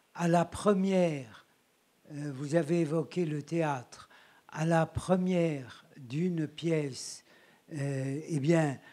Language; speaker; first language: French; native; French